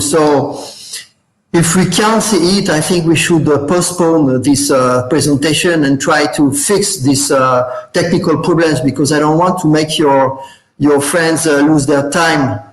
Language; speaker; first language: English; non-native, fluent; French